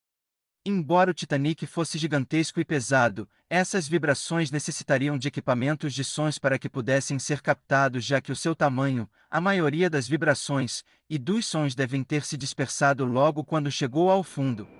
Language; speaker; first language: Portuguese; native; Portuguese